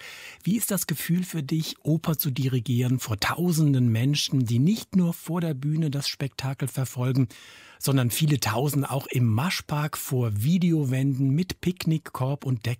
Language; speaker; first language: German; native; German